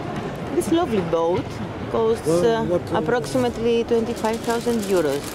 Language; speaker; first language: English; non-native, fluent; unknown